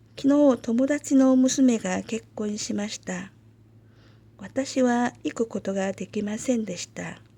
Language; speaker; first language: Japanese; non-native, learner; Korean